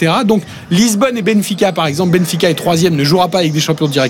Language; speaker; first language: French; native; French